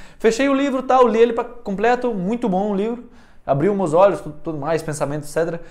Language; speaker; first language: Portuguese; early bilingual, heritage; Portuguese